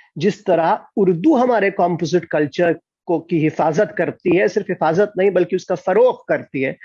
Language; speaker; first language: Urdu; native; Urdu